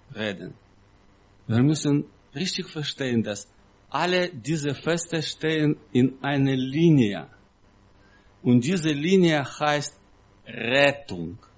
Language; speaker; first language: German; non-native, learner; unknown